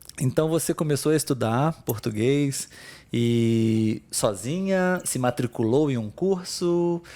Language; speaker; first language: Portuguese; native; Portuguese